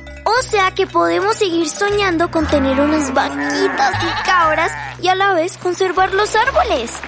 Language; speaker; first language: Spanish; native; Spanish